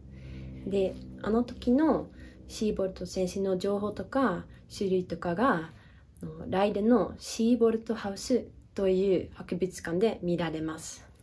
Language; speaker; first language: Japanese; non-native, fluent; Dutch